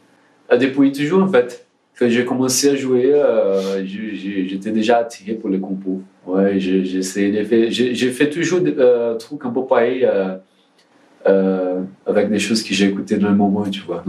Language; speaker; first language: French; non-native, learner; Portuguese